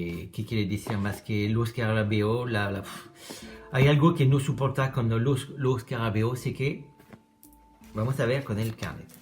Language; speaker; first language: Spanish; non-native, learner; French